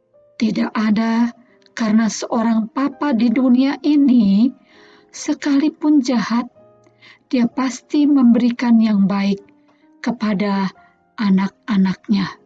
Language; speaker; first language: Indonesian; native; Indonesian